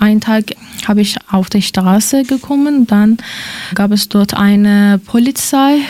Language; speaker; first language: German; non-native, learner; Persian